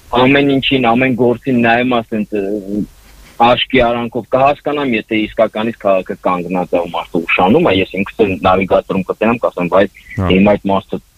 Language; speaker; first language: Armenian; native; Armenian